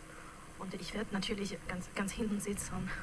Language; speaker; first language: German; non-native, fluent; Chinese